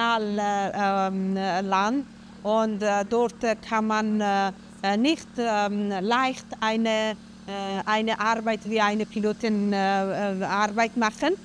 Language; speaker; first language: German; non-native, learner; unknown